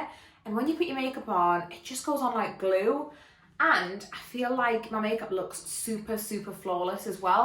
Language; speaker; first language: English; native; English